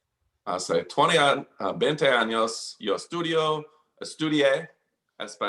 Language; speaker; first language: Spanish; non-native, learner; English